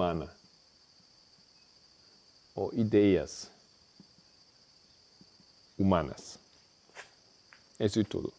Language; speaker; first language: Portuguese; non-native, fluent; Spanish